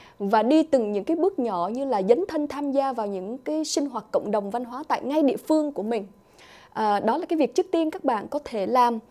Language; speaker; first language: Vietnamese; early bilingual, other home language; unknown